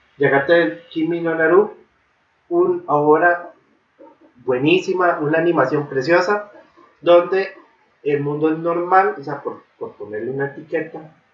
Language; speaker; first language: Spanish; native; Spanish